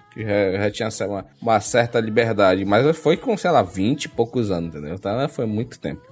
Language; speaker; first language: Portuguese; native; Portuguese